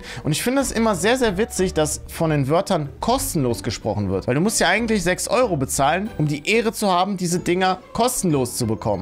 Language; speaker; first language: German; native; German